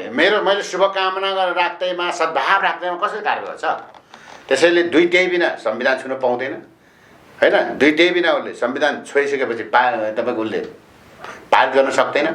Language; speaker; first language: Nepali; non-native, local second language; Limbu